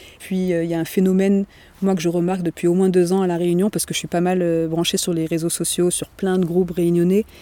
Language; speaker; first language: French; native; French